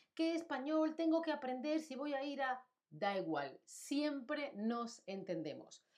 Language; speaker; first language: Spanish; native; Spanish